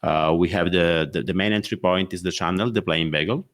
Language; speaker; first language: English; non-native, fluent; Italian